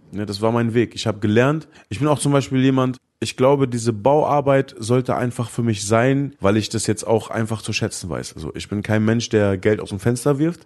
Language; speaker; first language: German; early bilingual, other home language; Arabic